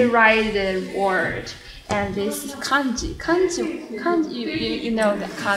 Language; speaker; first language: English; non-native, learner; Japanese